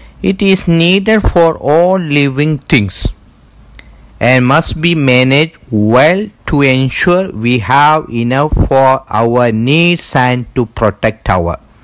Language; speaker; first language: English; non-native, local second language; Malayalam